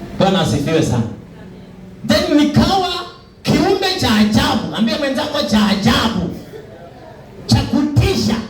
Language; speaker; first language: Swahili; non-native, local second language; Luyia